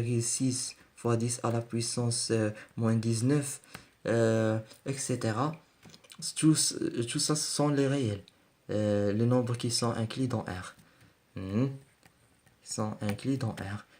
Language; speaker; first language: French; non-native, learner; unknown